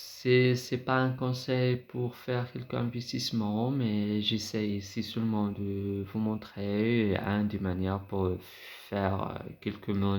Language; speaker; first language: French; non-native, fluent; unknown